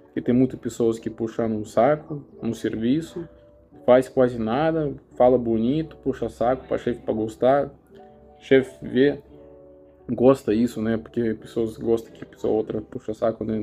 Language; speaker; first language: Portuguese; non-native, learner; Russian